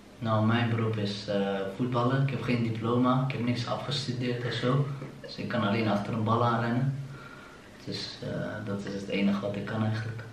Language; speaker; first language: Dutch; early bilingual, other home language; Turkish